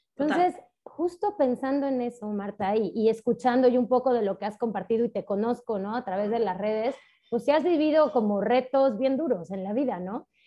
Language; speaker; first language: Spanish; native; Spanish